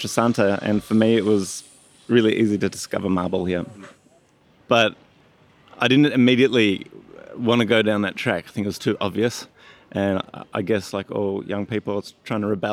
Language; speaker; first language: English; native; English